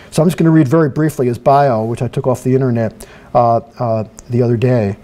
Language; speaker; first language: English; native; English